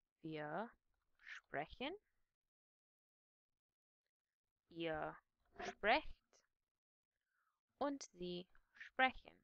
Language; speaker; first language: German; non-native, fluent; English